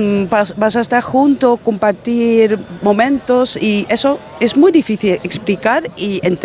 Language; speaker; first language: Spanish; non-native, fluent; Dutch